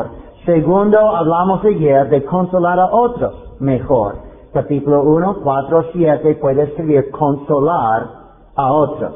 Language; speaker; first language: Spanish; non-native, fluent; English